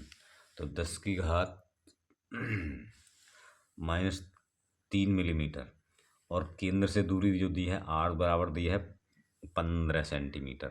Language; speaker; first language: Hindi; native; Hindi